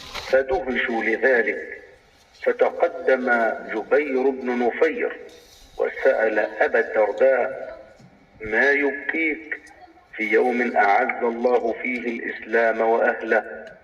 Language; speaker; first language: Arabic; native; Arabic